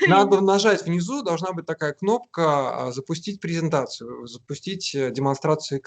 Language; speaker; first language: Russian; native; Russian